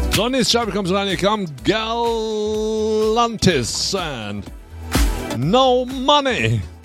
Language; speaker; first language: English; non-native, learner; German